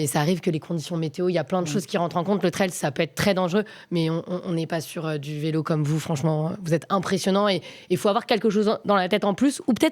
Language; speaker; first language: French; native; French